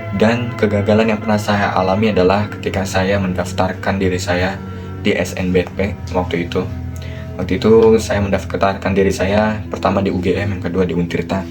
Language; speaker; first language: Indonesian; native; Indonesian